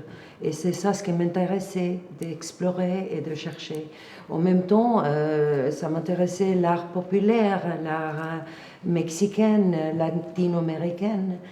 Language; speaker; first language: French; non-native, fluent; Spanish